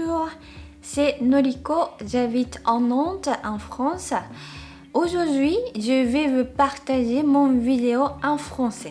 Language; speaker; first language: French; non-native, fluent; Japanese